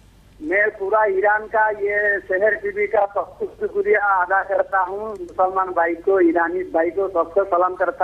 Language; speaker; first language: Hindi; non-native, learner; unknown